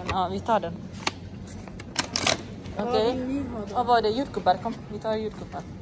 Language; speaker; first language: Swedish; early bilingual, other home language; Somali